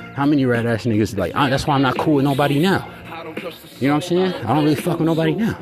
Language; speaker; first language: English; native; English